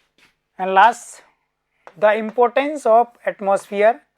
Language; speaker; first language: English; non-native, local second language; Hindi